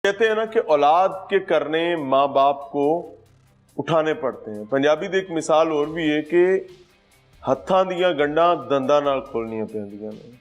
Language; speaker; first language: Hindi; non-native, local second language; Punjabi